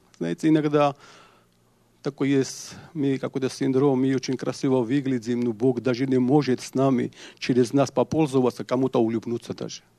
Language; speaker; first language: Russian; non-native, local second language; Georgian